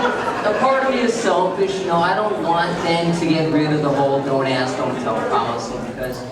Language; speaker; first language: English; native; English